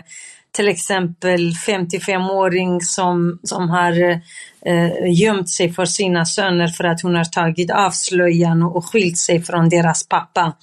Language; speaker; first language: Swedish; non-native, fluent; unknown